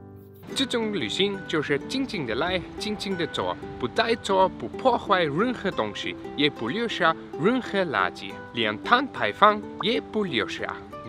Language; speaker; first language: Chinese; native; Chinese